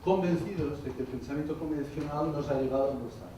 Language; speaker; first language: Spanish; non-native, local second language; Catalan